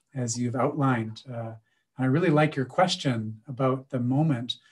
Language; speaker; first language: English; native; English